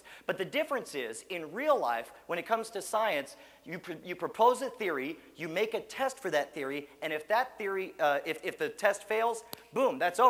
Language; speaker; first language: English; native; English